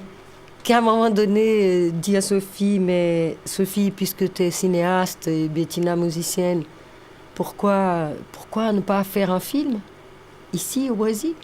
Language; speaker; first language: French; non-native, fluent; Portuguese